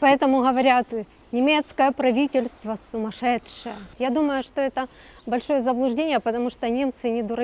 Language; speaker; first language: Russian; native; Russian